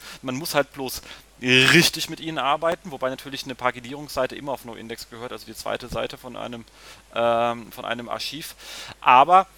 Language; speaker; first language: German; native; German